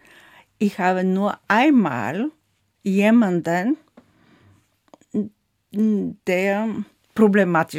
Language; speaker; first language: German; non-native, fluent; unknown